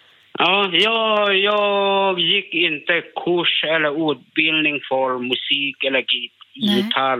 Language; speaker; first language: Swedish; non-native, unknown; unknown